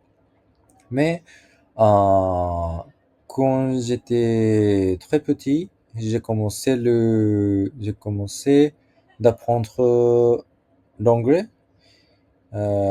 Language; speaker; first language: French; non-native, learner; Japanese